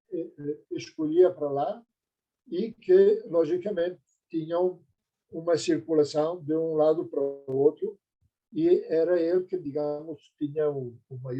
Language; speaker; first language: Portuguese; non-native, fluent; Persian